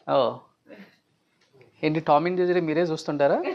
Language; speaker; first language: Telugu; native; Telugu